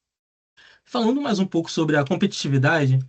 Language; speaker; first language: Portuguese; native; Portuguese